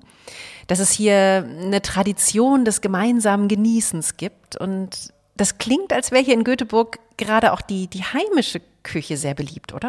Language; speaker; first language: German; native; German